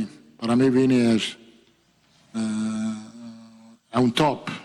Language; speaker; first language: Portuguese; non-native, fluent; Italian